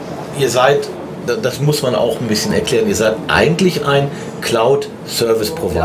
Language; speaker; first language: German; native; German